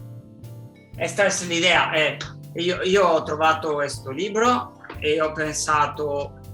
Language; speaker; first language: Italian; non-native, fluent; Spanish